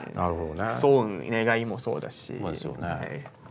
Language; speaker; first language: Japanese; non-native, fluent; Chinese